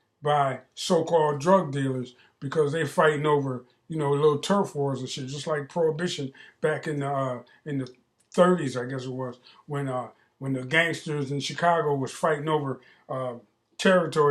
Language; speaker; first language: English; native; English